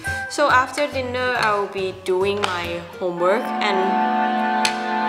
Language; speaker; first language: English; non-native, fluent; Thai